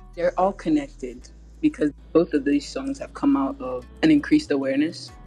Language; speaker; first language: English; native; English